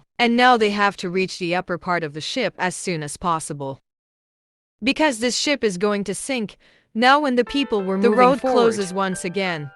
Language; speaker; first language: English; non-native, local second language; Hindi